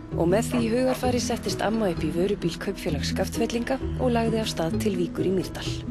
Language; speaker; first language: Icelandic; native; Icelandic